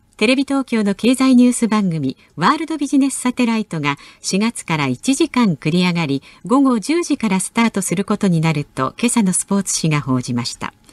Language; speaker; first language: Japanese; native; Japanese